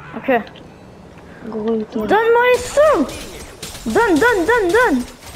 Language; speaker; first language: French; native; French